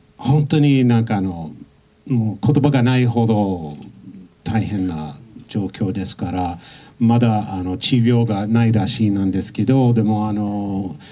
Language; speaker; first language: Japanese; non-native, fluent; English